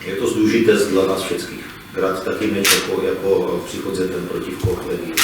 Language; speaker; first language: Polish; non-native, learner; Czech